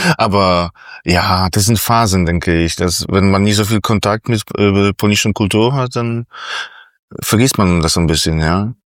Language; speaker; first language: German; non-native, fluent; Polish